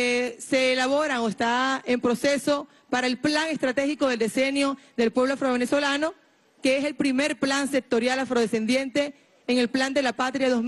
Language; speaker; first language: Spanish; native; Spanish